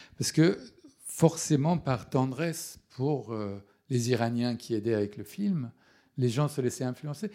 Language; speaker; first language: French; non-native, fluent; Persian